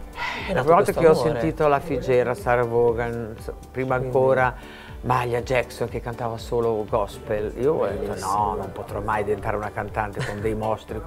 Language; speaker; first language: Italian; native; Italian